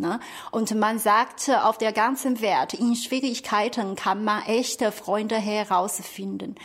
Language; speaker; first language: German; non-native, fluent; Chinese